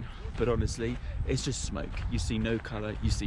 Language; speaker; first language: English; native; English